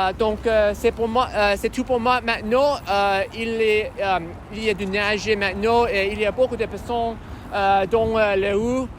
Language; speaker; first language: French; non-native, learner; English